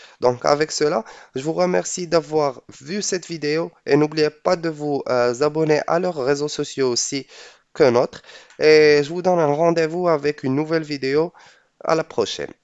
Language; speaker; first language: French; non-native, local second language; Arabic